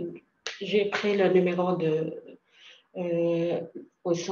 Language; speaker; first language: French; non-native, learner; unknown